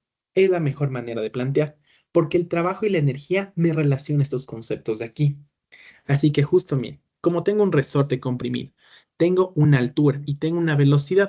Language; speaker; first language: Spanish; native; Spanish